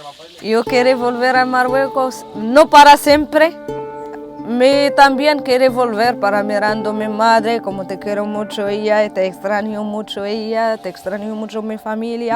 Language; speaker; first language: Spanish; non-native, learner; Arabic